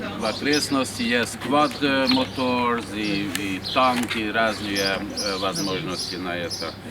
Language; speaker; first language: Russian; non-native, learner; Hungarian